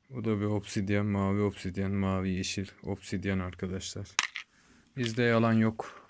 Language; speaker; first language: Turkish; native; Turkish